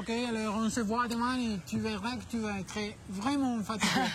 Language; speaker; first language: French; non-native, learner; Spanish